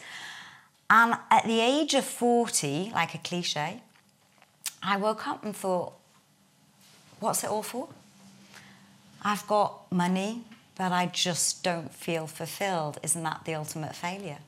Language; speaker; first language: English; native; English